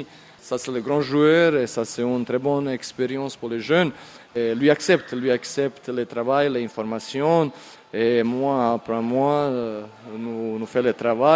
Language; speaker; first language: French; non-native, learner; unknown